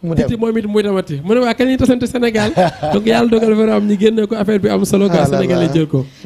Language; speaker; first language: Wolof; non-native, local second language; Fula